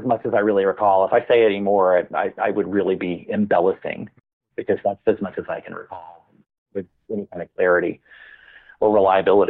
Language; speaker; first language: English; native; English